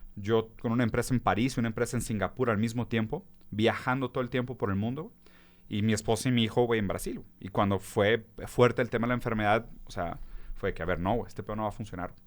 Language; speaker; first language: Spanish; early bilingual, other home language; Portuguese